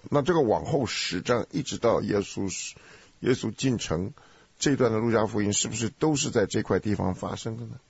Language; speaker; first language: Chinese; native; Chinese